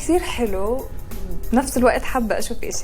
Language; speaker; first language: Arabic; native; Arabic